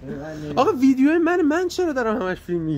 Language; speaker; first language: Persian; native; Persian